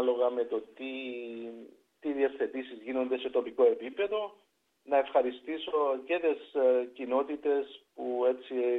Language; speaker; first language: Greek; native; Greek